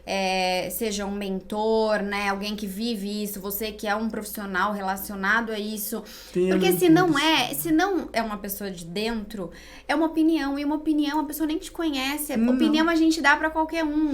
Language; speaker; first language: Portuguese; native; Portuguese